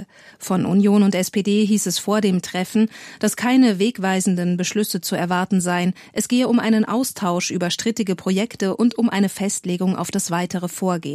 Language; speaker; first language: German; native; German